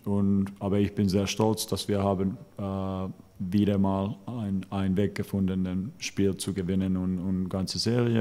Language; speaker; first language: German; non-native, fluent; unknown